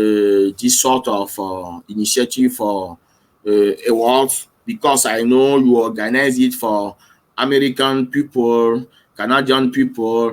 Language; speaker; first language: English; non-native, learner; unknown